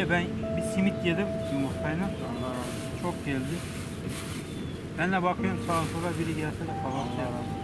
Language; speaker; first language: Turkish; native; Turkish